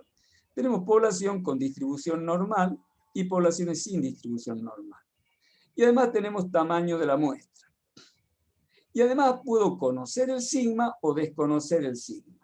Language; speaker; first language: Spanish; native; Spanish